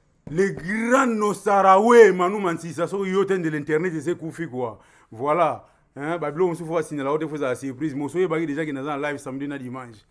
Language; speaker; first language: French; non-native, local second language; Lingala